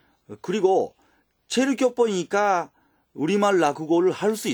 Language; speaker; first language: Korean; early bilingual, heritage; Japanese